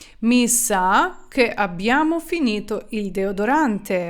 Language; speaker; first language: Italian; non-native, fluent; Ukrainian